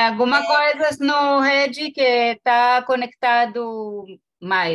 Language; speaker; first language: Portuguese; non-native, learner; Spanish